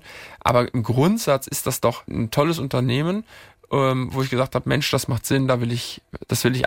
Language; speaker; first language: German; native; German